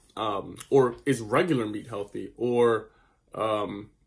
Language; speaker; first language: English; native; English